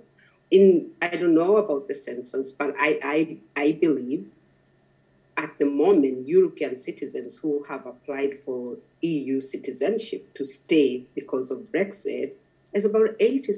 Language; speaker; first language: English; non-native, local second language; Masai